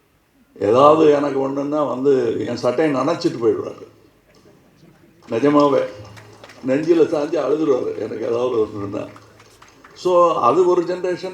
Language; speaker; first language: Tamil; native; Tamil